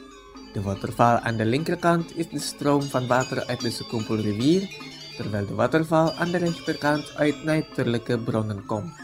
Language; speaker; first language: Dutch; non-native, fluent; Indonesian